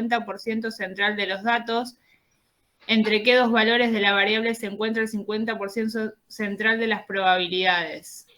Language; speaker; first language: Spanish; native; Spanish